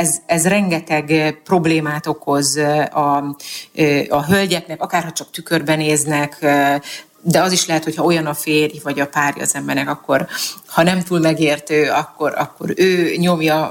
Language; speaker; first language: Hungarian; native; Hungarian